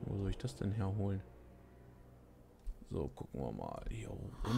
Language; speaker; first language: German; native; German